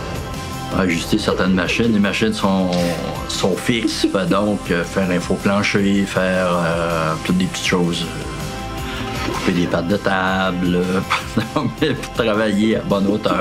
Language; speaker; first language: French; native; French